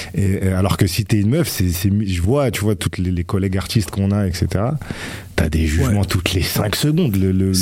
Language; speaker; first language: French; native; French